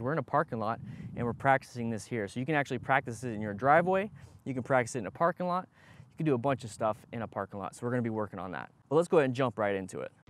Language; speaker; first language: English; native; English